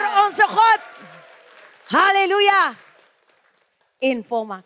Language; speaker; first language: Dutch; non-native, learner; Indonesian